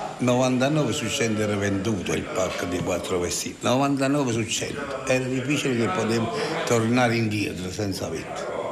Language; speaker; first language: Italian; native; Italian